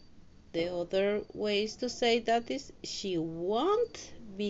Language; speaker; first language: English; non-native, learner; Spanish